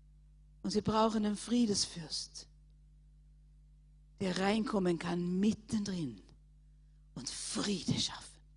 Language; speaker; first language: German; non-native, fluent; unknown